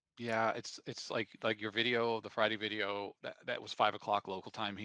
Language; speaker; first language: English; native; English